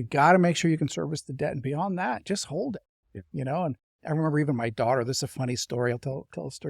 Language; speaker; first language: English; native; English